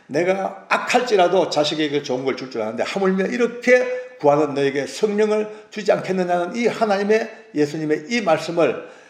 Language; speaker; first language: Korean; native; Korean